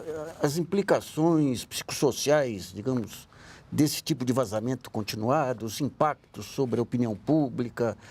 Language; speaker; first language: Portuguese; native; Portuguese